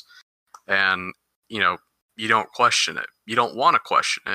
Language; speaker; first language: English; native; English